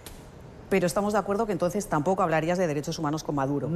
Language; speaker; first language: Spanish; native; Spanish